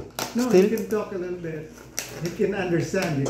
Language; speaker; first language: English; non-native, local second language; Filipino